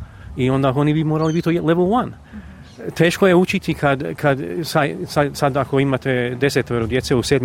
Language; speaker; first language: Croatian; native; Croatian